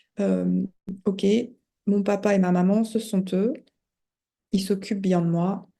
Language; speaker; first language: French; native; French